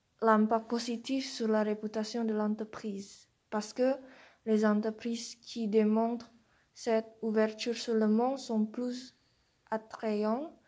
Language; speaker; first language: French; non-native, learner; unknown